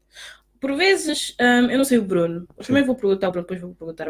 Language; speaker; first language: Portuguese; native; Portuguese